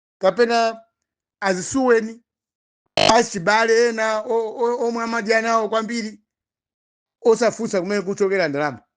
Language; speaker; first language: Nyanja; non-native, local second language; Tumbuka